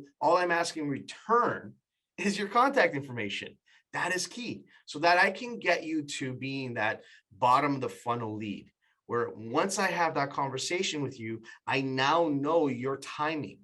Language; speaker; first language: English; native; English